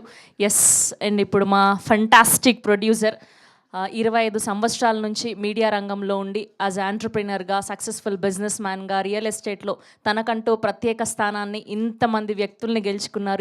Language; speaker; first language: Telugu; native; Telugu